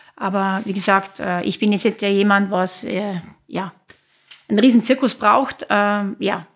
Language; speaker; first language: German; native; German